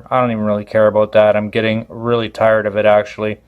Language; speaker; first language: English; native; English